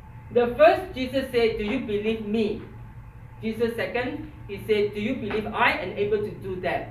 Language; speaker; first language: English; non-native, local second language; Chinese